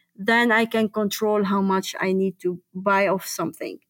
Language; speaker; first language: English; non-native, fluent; Arabic